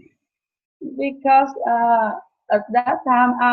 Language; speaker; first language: English; non-native, learner; Vietnamese